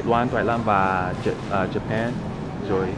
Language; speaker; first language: Vietnamese; non-native, learner; English